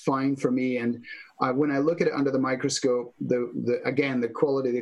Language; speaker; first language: English; native; English